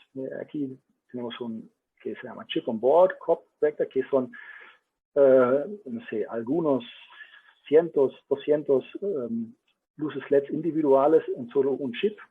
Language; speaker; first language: Spanish; non-native, learner; German